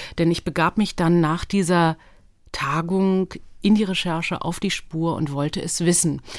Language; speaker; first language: German; early bilingual, other home language; Hebrew